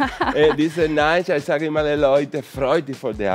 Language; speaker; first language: German; non-native, fluent; Spanish